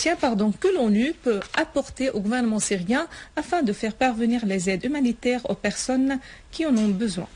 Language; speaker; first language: French; non-native, fluent; Arabic